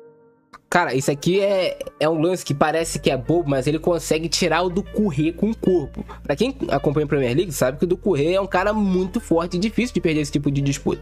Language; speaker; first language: Portuguese; native; Portuguese